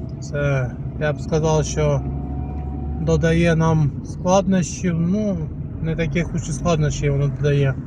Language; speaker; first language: Ukrainian; non-native, local second language; Russian